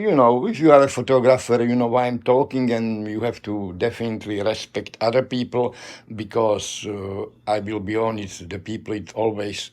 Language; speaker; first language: English; non-native, learner; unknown